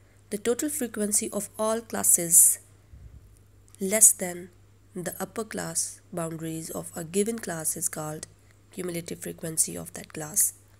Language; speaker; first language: English; non-native, local second language; Urdu